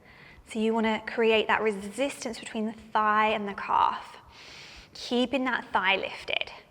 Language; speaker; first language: English; native; English